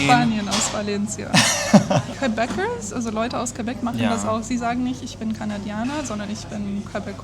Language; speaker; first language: German; non-native, fluent; English